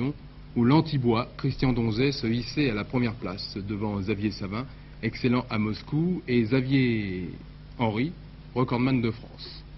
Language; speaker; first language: French; native; French